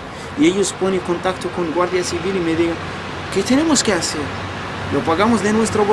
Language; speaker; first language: Spanish; non-native, learner; Arabic